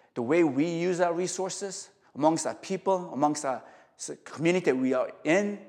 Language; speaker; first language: English; early bilingual, other home language; Korean